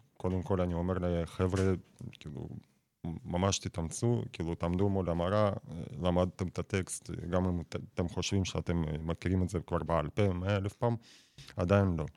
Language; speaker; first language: Hebrew; non-native, fluent; Russian